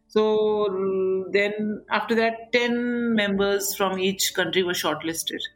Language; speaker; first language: English; non-native, local second language; Nepali